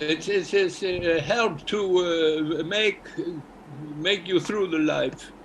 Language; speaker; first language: English; non-native, learner; Icelandic